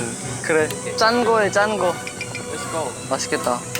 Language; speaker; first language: Korean; native; Korean